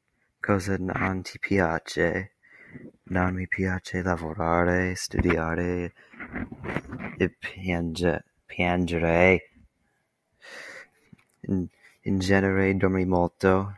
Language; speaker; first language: Italian; non-native, learner; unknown